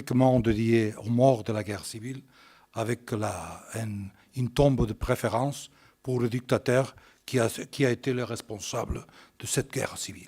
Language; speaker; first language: French; non-native, fluent; Spanish